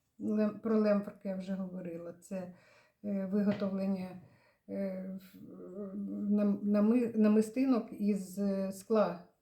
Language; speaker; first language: Ukrainian; native; Ukrainian